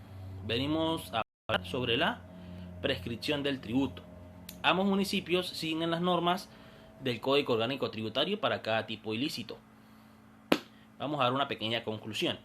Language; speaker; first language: Spanish; native; Spanish